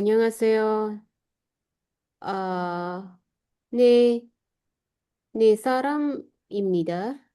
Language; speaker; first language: Korean; non-native, learner; Indonesian